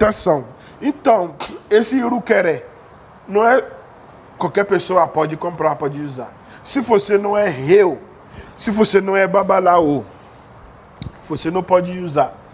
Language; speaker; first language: Portuguese; non-native, learner; Yoruba